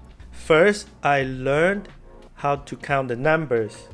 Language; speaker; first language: English; non-native, fluent; Chinese